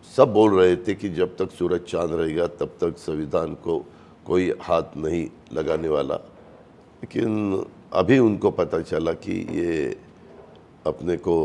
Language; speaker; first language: Hindi; non-native, local second language; Marathi